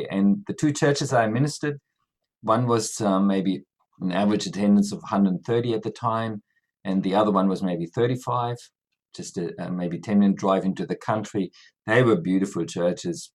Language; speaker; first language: English; non-native, fluent; German